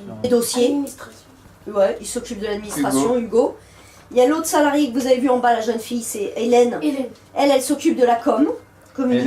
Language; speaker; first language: French; native; French